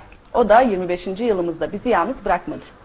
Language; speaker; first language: Turkish; native; Turkish